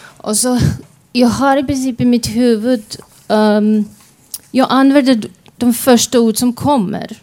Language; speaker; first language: Swedish; non-native, fluent; Croatian